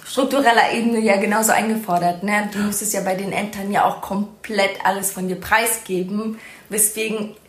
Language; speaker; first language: German; early bilingual, other home language; Persian